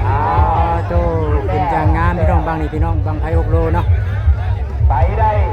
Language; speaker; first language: Thai; non-native, local second language; Lao